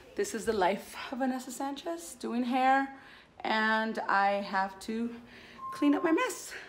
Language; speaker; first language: English; early bilingual, other home language; Spanish